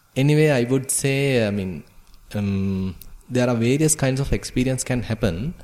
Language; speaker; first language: English; non-native, local second language; Sinhala